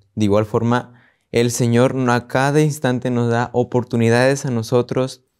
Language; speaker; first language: Spanish; native; Spanish